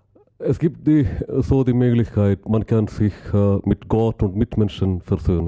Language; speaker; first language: German; non-native, learner; Malayalam